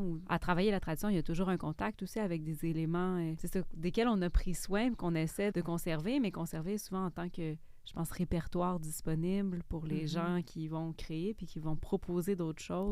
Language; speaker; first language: French; native; French